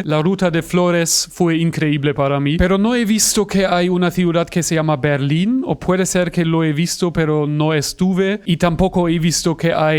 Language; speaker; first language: Spanish; non-native, fluent; German